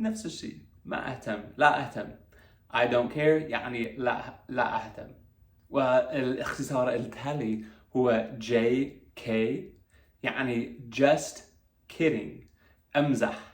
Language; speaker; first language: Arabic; non-native, fluent; English